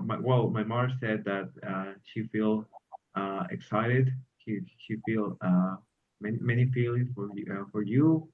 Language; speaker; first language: English; non-native, learner; Spanish